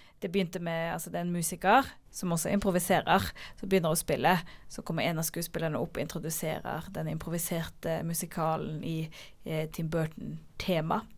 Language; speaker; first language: Norwegian; native; Norwegian